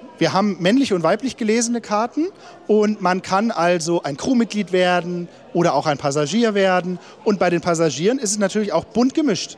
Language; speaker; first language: German; native; German